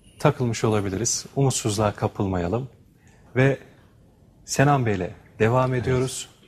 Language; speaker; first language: Turkish; native; Turkish